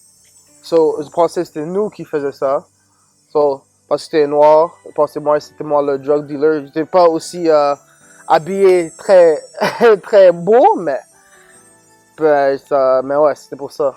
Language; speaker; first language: French; non-native, local second language; English